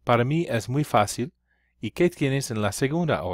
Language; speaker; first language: Spanish; non-native, fluent; English